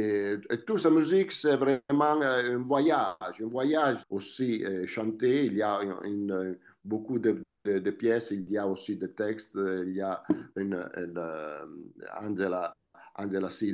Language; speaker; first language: French; non-native, fluent; Italian